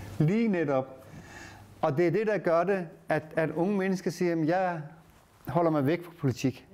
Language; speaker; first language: Danish; early bilingual, other home language; Turkish